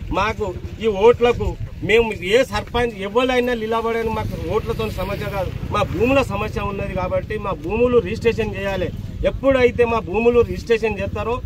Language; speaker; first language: Telugu; non-native, local second language; Lambadi